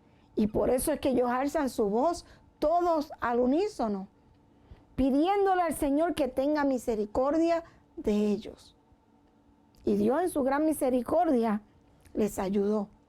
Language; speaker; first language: Spanish; native; Spanish